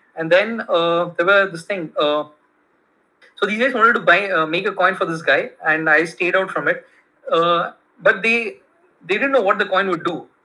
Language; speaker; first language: English; non-native, local second language; Kannada